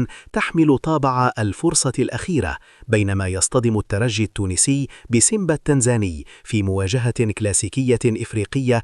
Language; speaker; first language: Arabic; native; Arabic